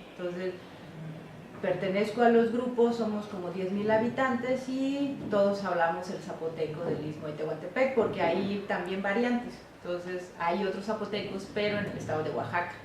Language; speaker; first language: Spanish; non-native, local second language; Zapotec